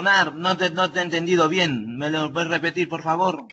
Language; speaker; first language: Spanish; native; Spanish